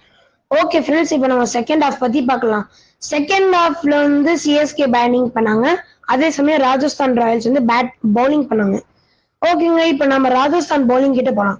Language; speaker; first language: Tamil; native; Tamil